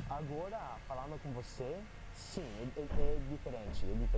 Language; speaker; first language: Portuguese; non-native, learner; English